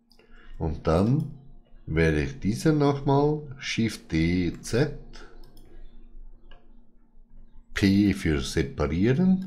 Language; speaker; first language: German; non-native, fluent; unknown